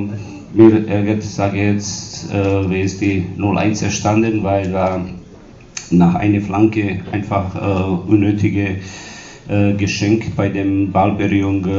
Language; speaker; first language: German; non-native, fluent; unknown